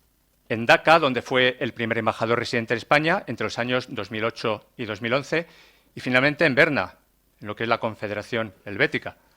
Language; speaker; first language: Spanish; native; Spanish